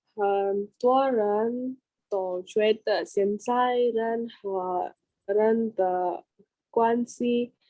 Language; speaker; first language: Chinese; non-native, learner; Indonesian